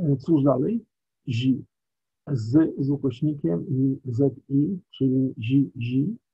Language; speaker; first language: Polish; native; Polish